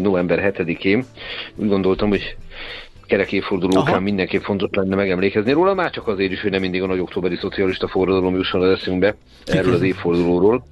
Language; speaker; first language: Hungarian; native; Hungarian